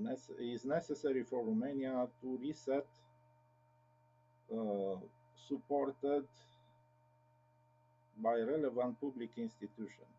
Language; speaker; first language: English; non-native, learner; Romanian